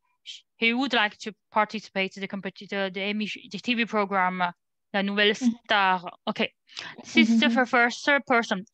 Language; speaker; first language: English; non-native, learner; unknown